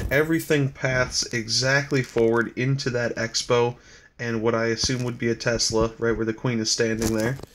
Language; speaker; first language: English; native; English